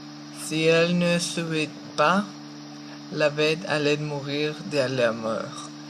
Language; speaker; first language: French; non-native, learner; Spanish